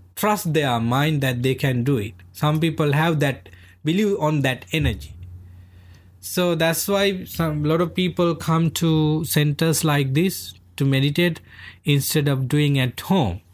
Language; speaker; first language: English; non-native, local second language; Sinhala